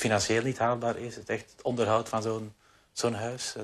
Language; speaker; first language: Dutch; native; Dutch